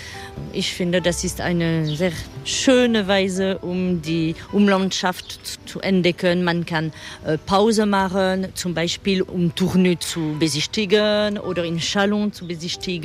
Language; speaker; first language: German; non-native, fluent; French